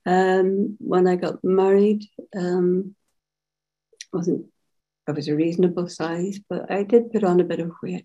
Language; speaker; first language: English; native; English